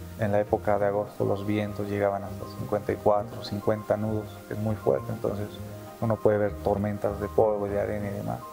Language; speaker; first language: Spanish; native; Spanish